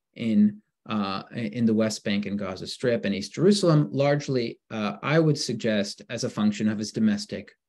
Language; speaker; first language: English; native; English